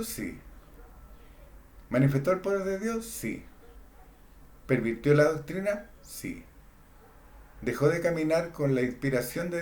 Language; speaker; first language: Spanish; native; Spanish